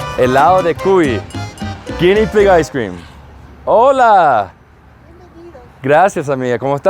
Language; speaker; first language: Spanish; non-native, learner; English